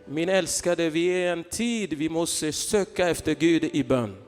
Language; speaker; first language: Swedish; non-native, fluent; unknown